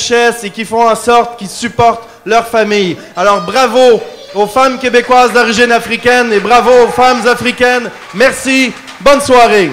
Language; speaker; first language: French; native; French